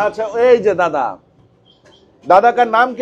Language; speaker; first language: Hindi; non-native, learner; Bangla